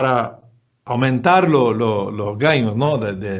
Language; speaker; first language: Spanish; non-native, fluent; Portuguese